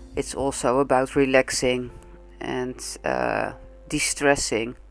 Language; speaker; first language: English; non-native, fluent; Dutch